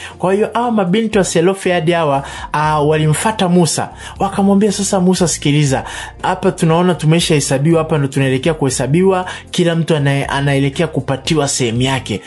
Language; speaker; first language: Swahili; native; Swahili